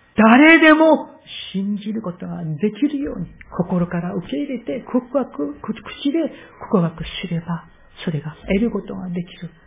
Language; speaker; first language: Japanese; non-native, fluent; Korean